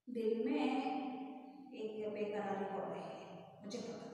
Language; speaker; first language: Hindi; non-native, local second language; Kannada